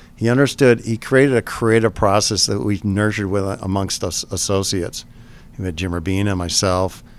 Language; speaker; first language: English; native; English